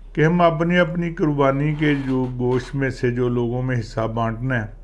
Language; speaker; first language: Urdu; non-native, local second language; Punjabi